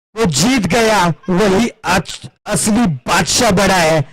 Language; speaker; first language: Hindi; non-native, local second language; Marathi